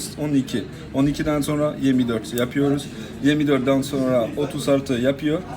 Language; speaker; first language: Turkish; non-native, learner; French